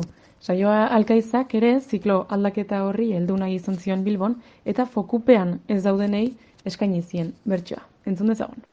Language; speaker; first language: Basque; native; Basque